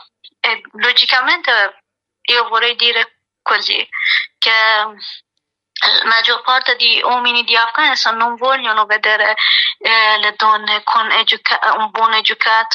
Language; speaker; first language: Italian; non-native, learner; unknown